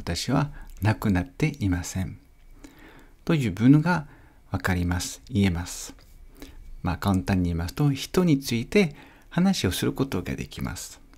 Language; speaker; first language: Japanese; non-native, fluent; French